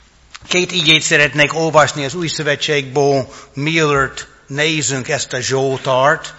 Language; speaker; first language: Hungarian; non-native, fluent; English